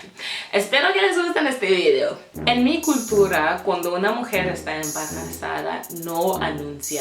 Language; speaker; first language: Spanish; non-native, fluent; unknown